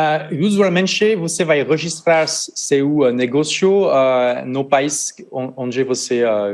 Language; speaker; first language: Portuguese; non-native, learner; French